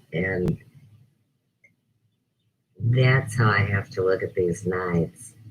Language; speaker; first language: English; native; English